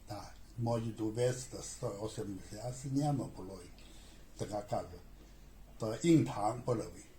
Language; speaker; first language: Bulgarian; non-native, learner; Chinese